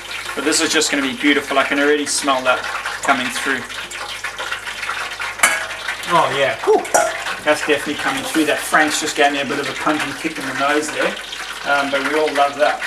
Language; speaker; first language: English; native; English